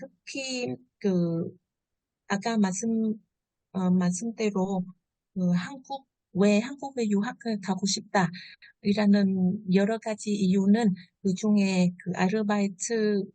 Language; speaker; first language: Korean; non-native, fluent; Vietnamese